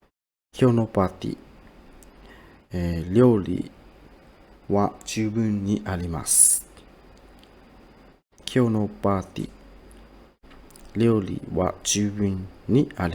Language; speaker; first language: Japanese; non-native, learner; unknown